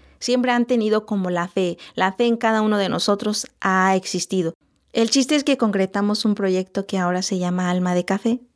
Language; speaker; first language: Spanish; non-native, local second language; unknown